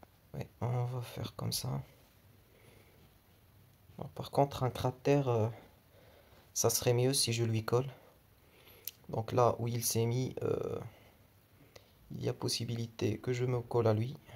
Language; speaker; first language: French; native; French